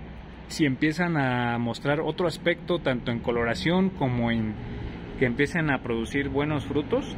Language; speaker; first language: Spanish; native; Spanish